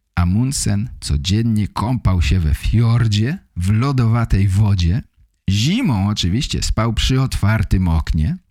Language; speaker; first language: Polish; native; Polish